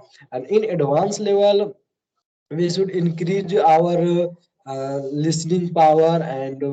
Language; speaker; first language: English; non-native, learner; Hindi